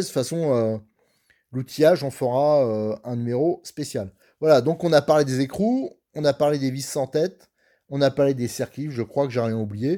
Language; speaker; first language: French; native; French